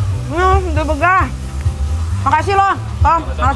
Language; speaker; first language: Indonesian; native; Indonesian